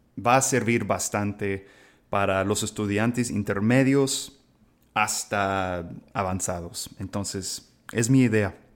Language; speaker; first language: Spanish; non-native, fluent; English